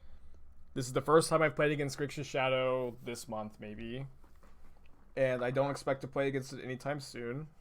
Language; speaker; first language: English; native; English